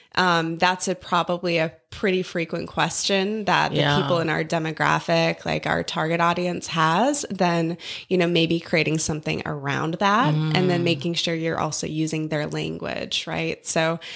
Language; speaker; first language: English; native; English